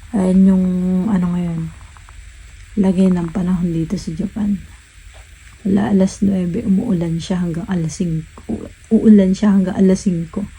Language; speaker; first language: Filipino; native; Filipino